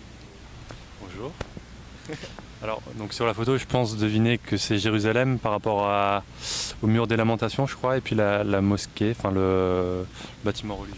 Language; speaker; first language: French; native; French